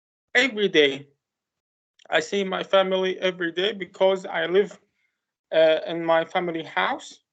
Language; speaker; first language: English; non-native, learner; Arabic